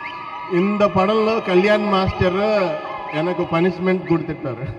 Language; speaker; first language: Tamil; non-native, learner; Telugu